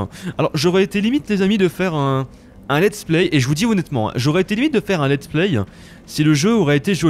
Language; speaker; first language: French; native; French